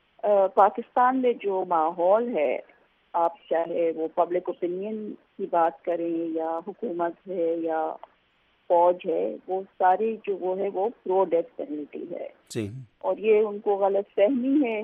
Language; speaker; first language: Urdu; native; Urdu